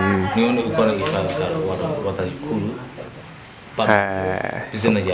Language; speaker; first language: Japanese; non-native, learner; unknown